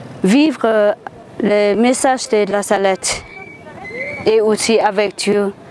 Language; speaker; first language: French; non-native, fluent; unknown